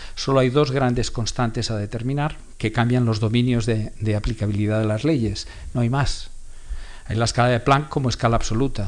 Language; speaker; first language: Spanish; non-native, local second language; Catalan